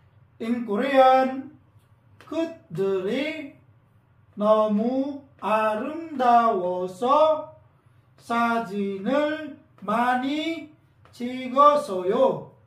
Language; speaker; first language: Korean; non-native, learner; Filipino